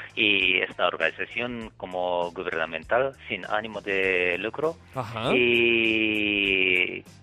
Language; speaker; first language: Spanish; non-native, learner; Japanese